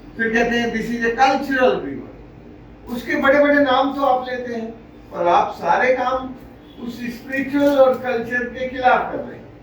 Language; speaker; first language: Hindi; native; Hindi